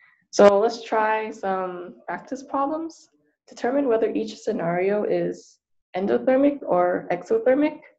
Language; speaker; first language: English; native; English